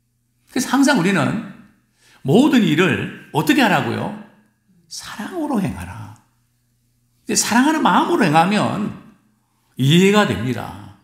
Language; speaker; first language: Korean; native; Korean